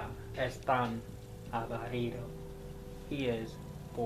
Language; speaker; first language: Spanish; non-native, learner; English